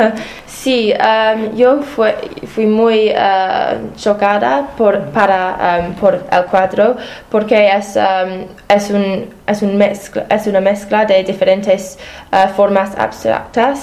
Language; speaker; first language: Spanish; non-native, fluent; English